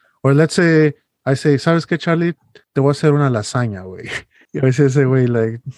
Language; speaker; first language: Spanish; early bilingual, heritage; Spanish